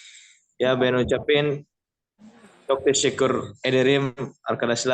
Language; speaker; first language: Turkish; non-native, learner; Indonesian